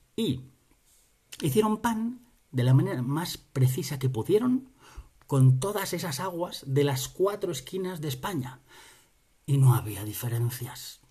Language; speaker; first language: Spanish; native; Spanish